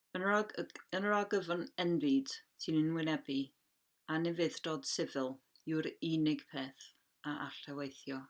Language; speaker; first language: Welsh; non-native, local second language; English